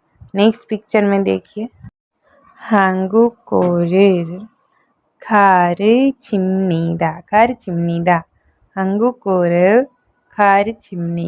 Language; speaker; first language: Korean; non-native, fluent; Hindi